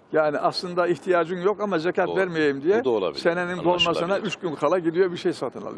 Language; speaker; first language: Turkish; native; Turkish